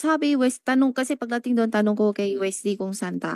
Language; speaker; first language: Filipino; non-native, learner; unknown